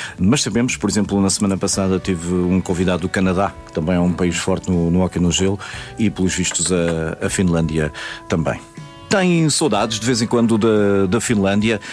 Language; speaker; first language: Portuguese; native; Portuguese